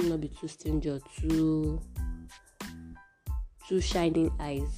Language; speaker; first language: English; non-native, local second language; Yoruba